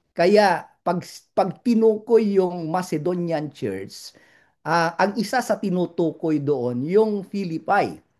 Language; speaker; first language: Filipino; non-native, local second language; Iloko